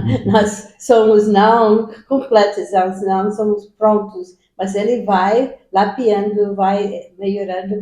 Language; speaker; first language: Portuguese; non-native, fluent; English